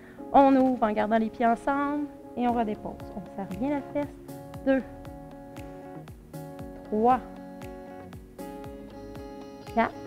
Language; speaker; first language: French; native; French